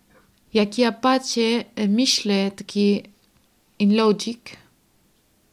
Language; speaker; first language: Polish; non-native, learner; Arabic